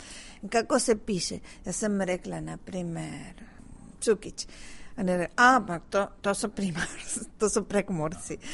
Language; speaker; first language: Slovenian; early bilingual, heritage; Spanish